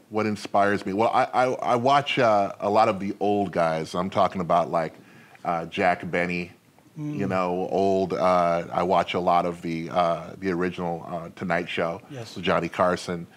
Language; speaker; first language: English; native; English